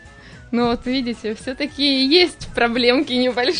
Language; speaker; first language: Russian; native; Russian